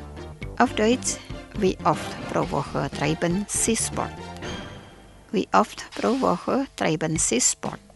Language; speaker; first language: German; non-native, fluent; Indonesian